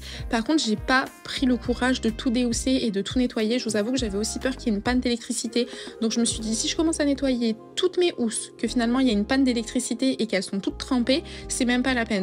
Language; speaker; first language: French; native; French